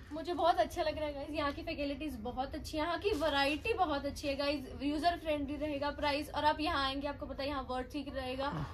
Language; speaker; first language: Hindi; non-native, local second language; Punjabi